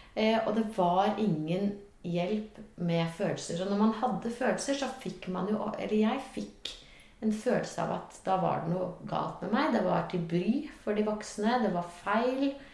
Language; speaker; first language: Norwegian; native; Norwegian